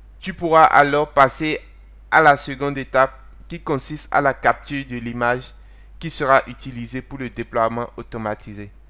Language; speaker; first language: French; non-native, local second language; Fon